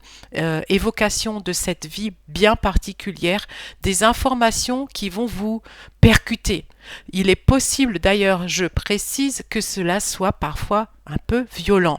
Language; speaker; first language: French; native; French